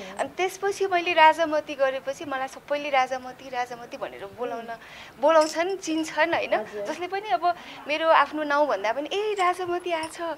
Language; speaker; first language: Nepali; non-native, local second language; Newari